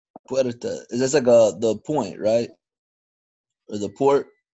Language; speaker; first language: English; native; English